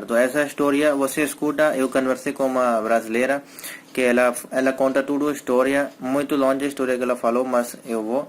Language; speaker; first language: Portuguese; non-native, learner; Hindi